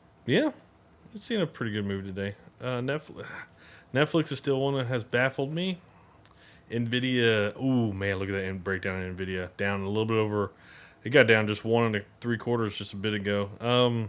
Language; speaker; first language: English; native; English